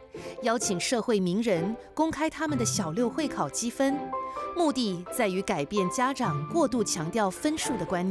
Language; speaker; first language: Chinese; native; Chinese